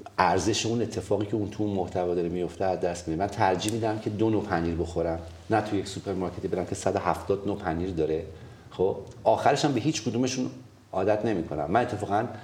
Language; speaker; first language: Persian; native; Persian